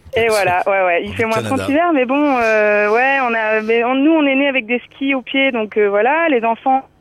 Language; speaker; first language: French; native; French